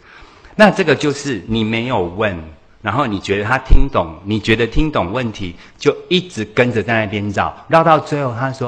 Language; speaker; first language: Chinese; native; Chinese